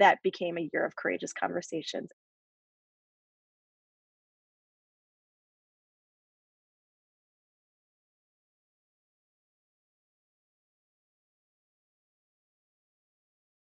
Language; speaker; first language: English; native; English